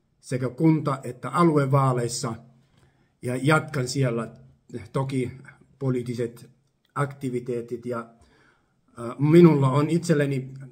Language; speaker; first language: Finnish; non-native, fluent; Somali